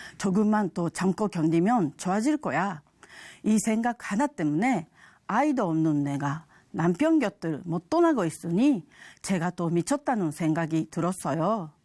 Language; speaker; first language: Korean; non-native, fluent; Japanese